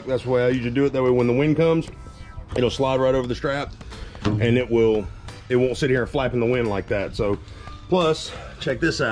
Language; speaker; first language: English; native; English